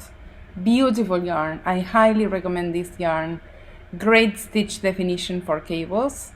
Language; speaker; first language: English; non-native, fluent; Spanish